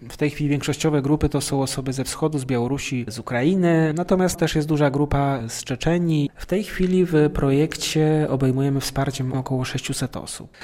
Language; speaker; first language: Polish; native; Polish